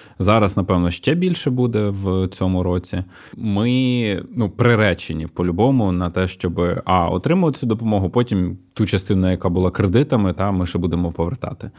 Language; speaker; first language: Ukrainian; native; Ukrainian